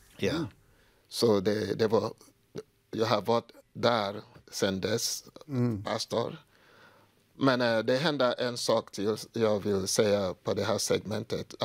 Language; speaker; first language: Swedish; non-native, fluent; Igbo